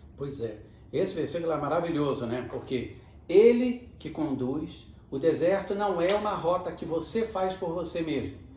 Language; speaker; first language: Portuguese; native; Portuguese